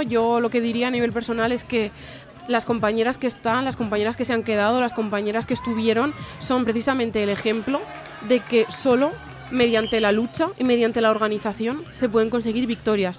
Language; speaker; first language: Spanish; native; Spanish